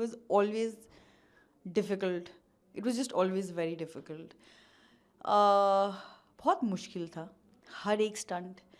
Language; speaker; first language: Hindi; native; Hindi